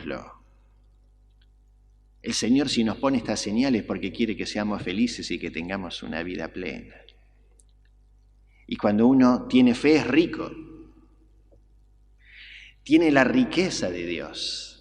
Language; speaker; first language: Spanish; native; Spanish